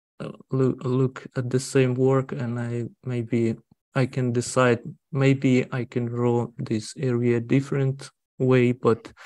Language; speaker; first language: English; non-native, learner; Russian